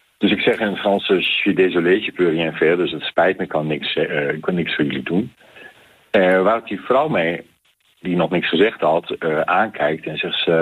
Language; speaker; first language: Dutch; native; Dutch